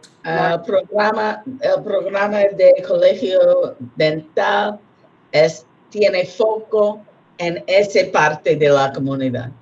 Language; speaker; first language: Spanish; non-native, learner; English